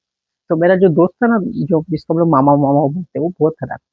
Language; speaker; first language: Hindi; native; Hindi